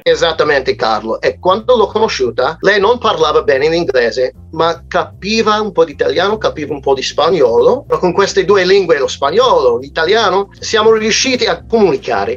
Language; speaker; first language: Italian; non-native, fluent; English